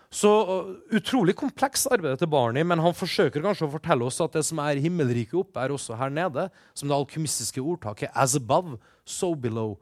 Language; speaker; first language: Norwegian; early bilingual, other home language; Persian